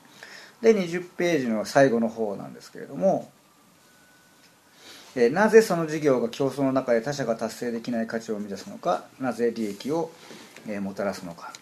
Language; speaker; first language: Japanese; native; Japanese